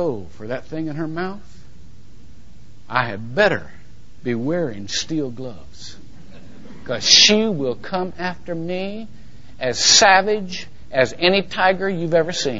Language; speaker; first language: English; native; English